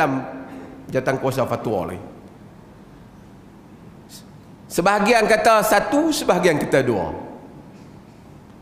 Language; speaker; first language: Malay; native; Malay